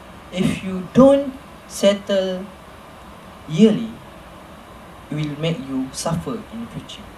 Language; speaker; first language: English; non-native, local second language; Malay